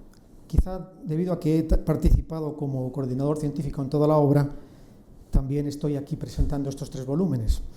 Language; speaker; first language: Spanish; native; Spanish